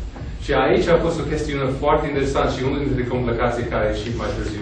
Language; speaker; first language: Romanian; non-native, fluent; English